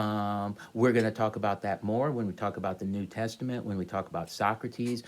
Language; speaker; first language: English; native; English